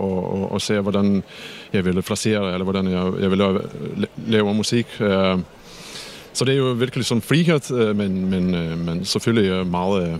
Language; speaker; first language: Danish; non-native, fluent; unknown